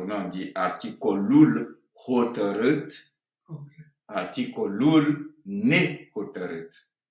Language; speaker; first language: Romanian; non-native, fluent; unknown